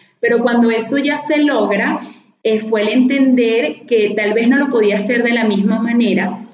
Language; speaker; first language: Spanish; native; Spanish